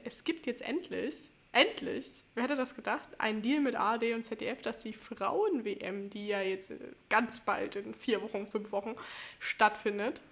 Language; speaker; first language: German; native; German